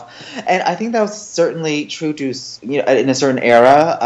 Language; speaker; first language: English; early bilingual, other home language; Chinese